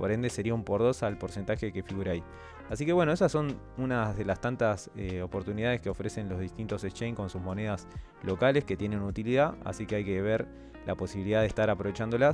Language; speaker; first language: Spanish; native; Spanish